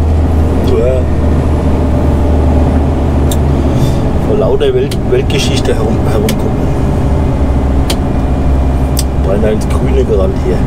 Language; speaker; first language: German; native; German